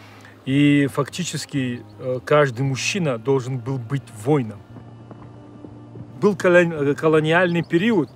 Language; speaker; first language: Russian; native; Russian